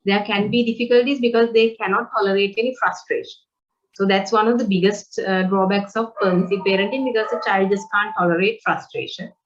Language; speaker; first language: English; non-native, local second language; Sinhala